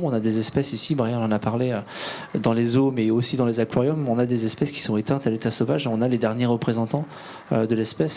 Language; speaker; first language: French; native; French